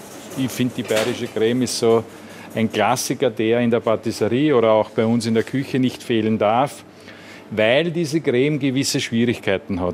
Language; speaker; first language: German; native; German